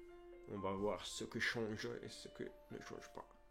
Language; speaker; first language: French; non-native, fluent; Italian